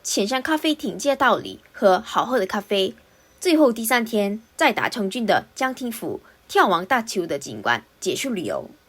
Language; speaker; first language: Chinese; non-native, learner; Korean